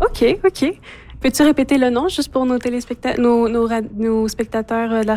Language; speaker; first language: French; native; French